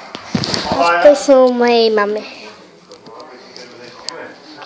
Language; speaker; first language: Polish; early bilingual, heritage; Polish